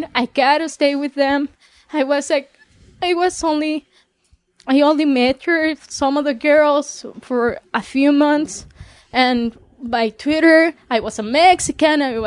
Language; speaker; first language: English; non-native, fluent; Spanish